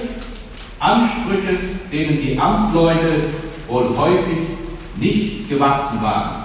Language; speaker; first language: German; native; German